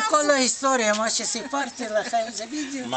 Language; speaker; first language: Bulgarian; early bilingual, heritage; Bulgarian